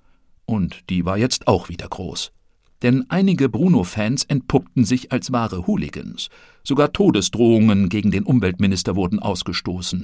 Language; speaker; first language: German; native; German